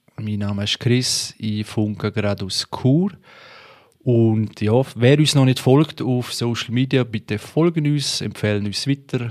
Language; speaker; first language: German; native; German